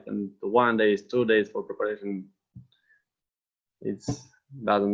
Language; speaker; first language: English; non-native, learner; Romanian